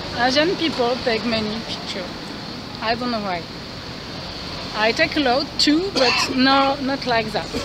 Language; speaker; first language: English; non-native, learner; French